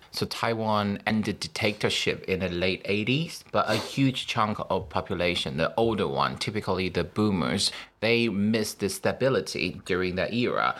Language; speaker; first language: English; non-native, fluent; Chinese